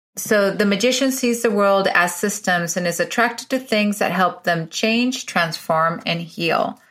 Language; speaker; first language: English; early bilingual, other home language; Spanish